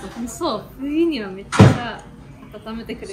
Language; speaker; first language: Japanese; non-native, fluent; Swedish